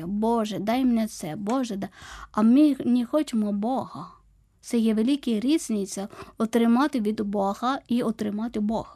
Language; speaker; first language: Ukrainian; non-native, learner; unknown